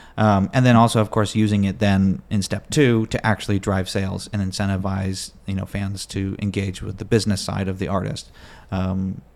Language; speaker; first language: English; native; English